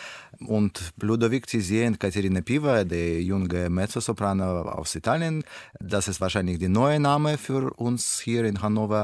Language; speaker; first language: German; non-native, learner; Russian